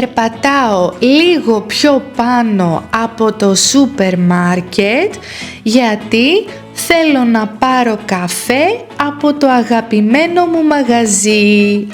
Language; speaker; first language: Greek; native; Greek